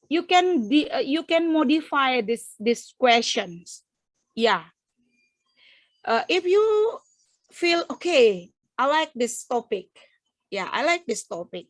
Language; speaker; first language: English; non-native, fluent; Indonesian